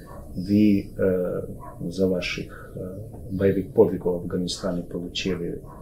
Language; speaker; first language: Russian; non-native, learner; Serbian